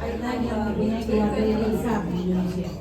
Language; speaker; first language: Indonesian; non-native, fluent; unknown